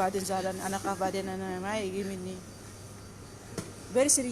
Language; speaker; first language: Arabic; non-native, learner; Filipino